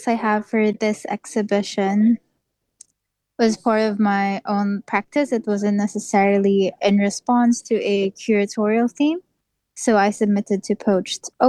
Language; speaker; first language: English; non-native, local second language; Filipino